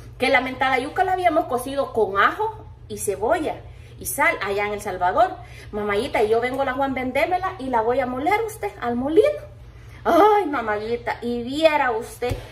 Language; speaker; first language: Spanish; native; Spanish